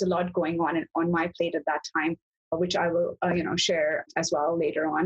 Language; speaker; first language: English; non-native, local second language; Urdu